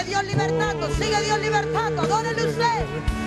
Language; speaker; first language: Spanish; native; Spanish